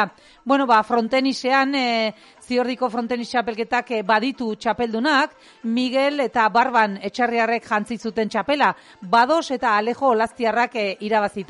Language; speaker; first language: Basque; native; Basque